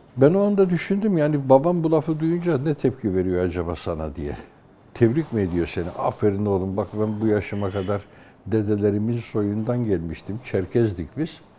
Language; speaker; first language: Turkish; native; Turkish